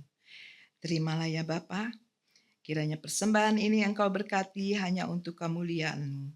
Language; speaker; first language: Indonesian; native; Indonesian